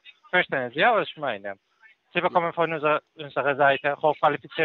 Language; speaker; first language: German; non-native, fluent; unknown